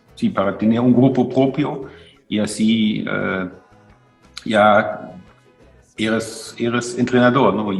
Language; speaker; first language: Spanish; non-native, fluent; German